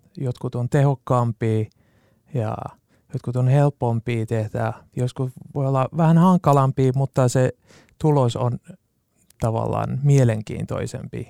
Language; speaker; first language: Finnish; non-native, fluent; Kurdish